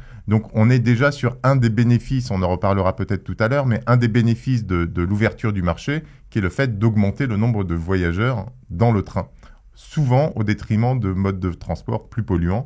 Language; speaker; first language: French; native; French